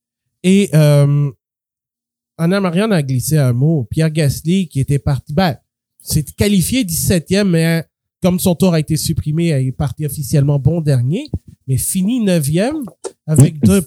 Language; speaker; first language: French; native; French